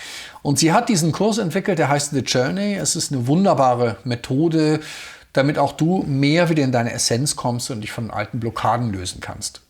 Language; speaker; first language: German; native; German